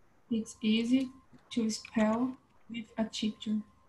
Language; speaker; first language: English; non-native, learner; Portuguese